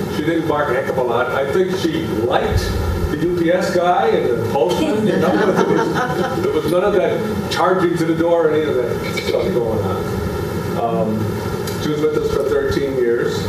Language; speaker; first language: English; native; English